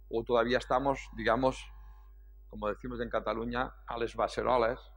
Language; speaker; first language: Spanish; native; Spanish